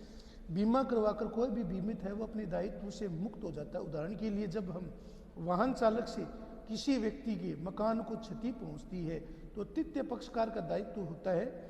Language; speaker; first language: Hindi; native; Hindi